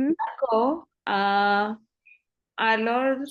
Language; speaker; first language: French; non-native, learner; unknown